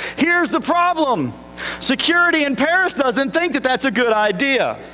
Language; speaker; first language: English; native; English